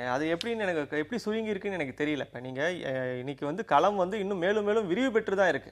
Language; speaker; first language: Tamil; native; Tamil